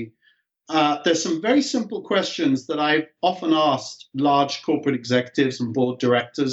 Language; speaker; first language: English; native; English